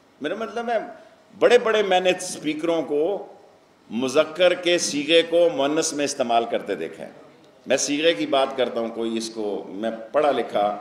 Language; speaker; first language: Urdu; non-native, local second language; Punjabi